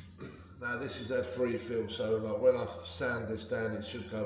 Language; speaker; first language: English; native; English